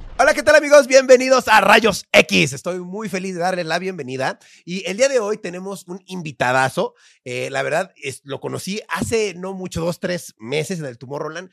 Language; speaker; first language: Spanish; native; Spanish